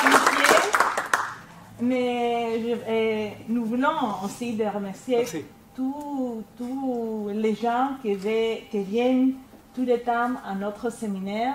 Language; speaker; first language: French; non-native, learner; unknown